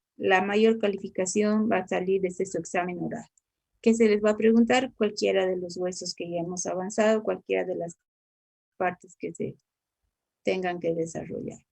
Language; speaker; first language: Spanish; native; Spanish